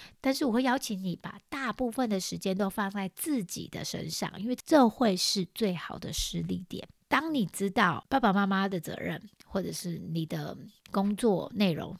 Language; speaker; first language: Chinese; native; Chinese